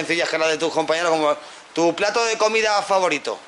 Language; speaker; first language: Spanish; native; Spanish